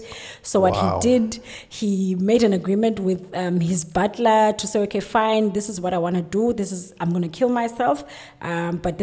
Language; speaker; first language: English; non-native, local second language; Xhosa